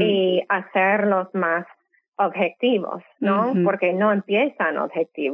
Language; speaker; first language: Spanish; non-native, fluent; English